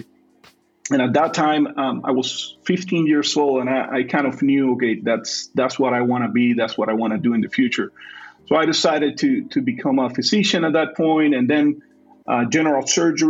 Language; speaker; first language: English; non-native, fluent; Spanish